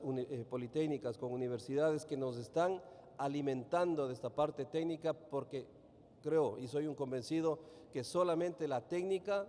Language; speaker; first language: Spanish; native; Spanish